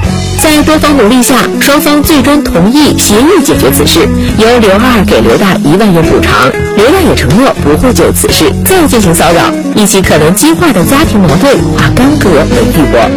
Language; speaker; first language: Chinese; native; Chinese